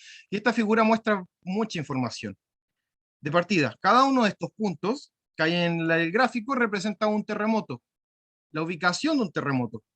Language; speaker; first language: Spanish; native; Spanish